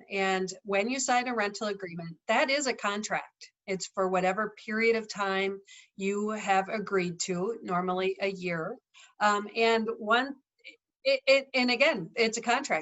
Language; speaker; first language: English; native; English